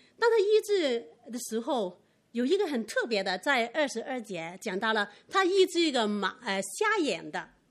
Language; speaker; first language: Chinese; non-native, local second language; Cantonese